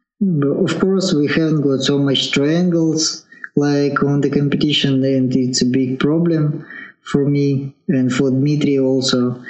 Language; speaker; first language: English; non-native, learner; Russian